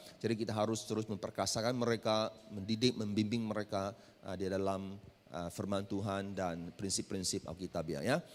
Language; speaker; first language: Malay; non-native, local second language; Chinese